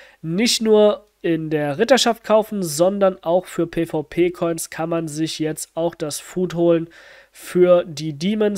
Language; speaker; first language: German; native; German